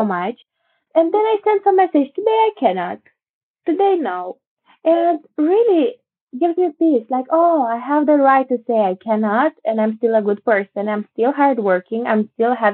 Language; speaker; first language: English; non-native, fluent; Romanian